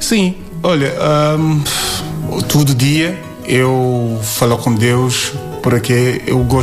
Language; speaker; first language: Portuguese; non-native, learner; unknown